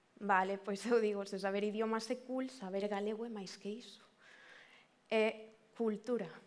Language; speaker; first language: Galician; native; Galician